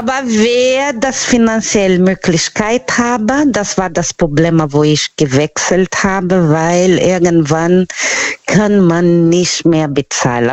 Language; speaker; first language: German; non-native, fluent; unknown